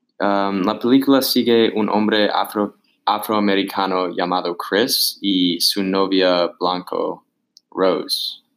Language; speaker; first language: Spanish; non-native, learner; English